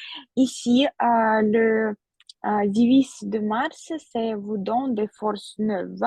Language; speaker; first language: French; non-native, fluent; Russian